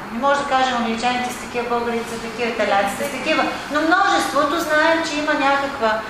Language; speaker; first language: Bulgarian; native; Bulgarian